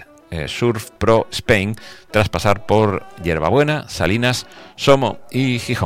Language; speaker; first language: Spanish; native; Spanish